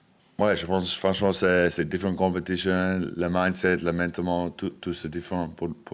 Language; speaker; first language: French; non-native, fluent; English